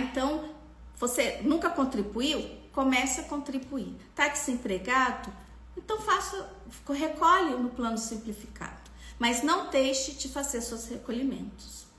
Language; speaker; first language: Portuguese; native; Portuguese